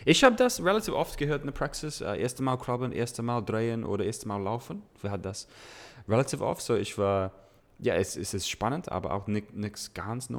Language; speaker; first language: German; non-native, learner; English